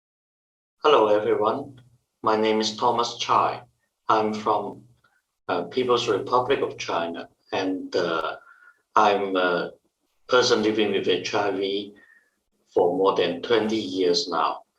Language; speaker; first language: English; non-native, fluent; Chinese